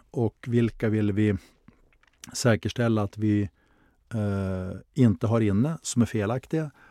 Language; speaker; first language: Swedish; native; Swedish